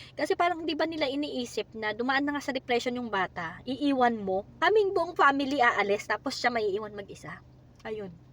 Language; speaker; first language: Filipino; native; Filipino